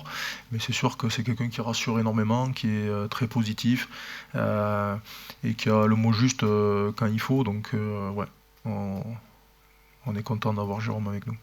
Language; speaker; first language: French; native; French